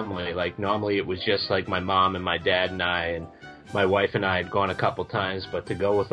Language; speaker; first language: English; native; English